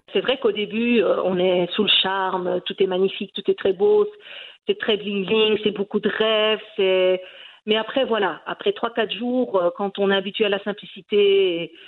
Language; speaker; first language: French; early bilingual, other home language; Riffian